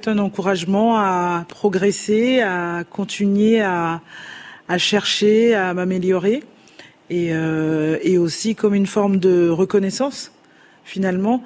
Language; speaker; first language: French; non-native, local second language; Fon